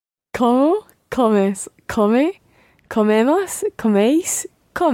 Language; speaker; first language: Spanish; non-native, learner; English